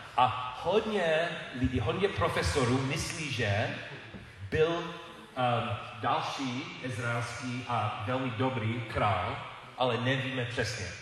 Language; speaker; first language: Czech; non-native, learner; English